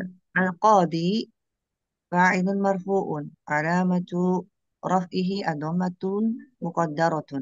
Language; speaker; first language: Arabic; non-native, learner; Indonesian